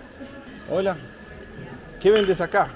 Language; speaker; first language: Spanish; non-native, learner; Danish